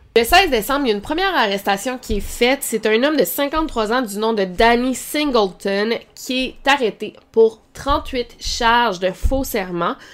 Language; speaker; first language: French; native; French